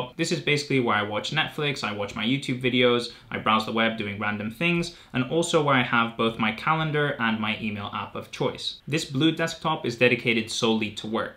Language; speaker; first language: English; native; English